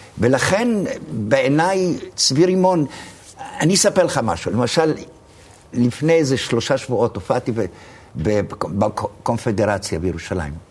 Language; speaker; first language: Hebrew; early bilingual, other home language; Arabic